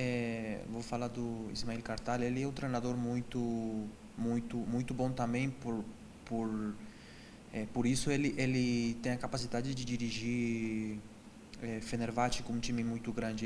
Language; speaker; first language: Portuguese; non-native, fluent; Spanish